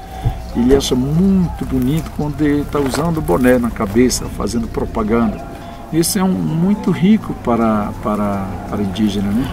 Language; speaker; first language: Portuguese; non-native, local second language; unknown